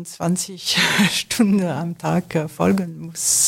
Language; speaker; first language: German; non-native, fluent; French